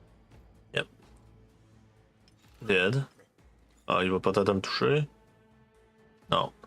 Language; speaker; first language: French; native; French